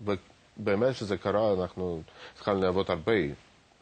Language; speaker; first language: Hebrew; non-native, fluent; Russian